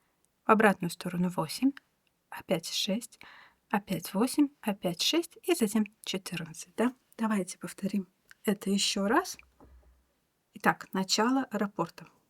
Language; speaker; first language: Russian; native; Russian